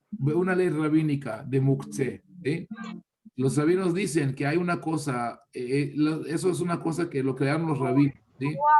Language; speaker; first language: Spanish; non-native, fluent; Hebrew